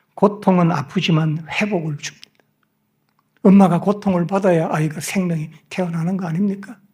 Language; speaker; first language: Korean; native; Korean